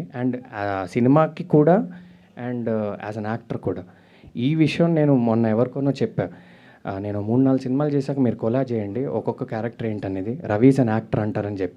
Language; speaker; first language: Telugu; native; Telugu